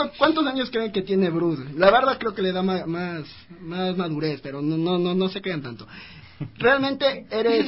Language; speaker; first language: Spanish; native; Spanish